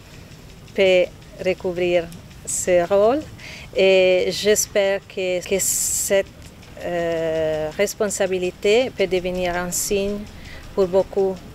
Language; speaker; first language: French; non-native, fluent; Italian